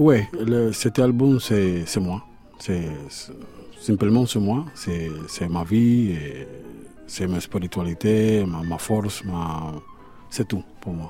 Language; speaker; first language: French; non-native, learner; Spanish